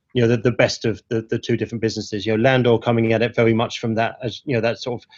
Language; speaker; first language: English; native; English